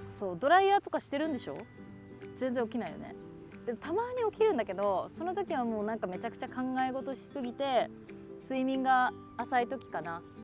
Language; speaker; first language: Japanese; native; Japanese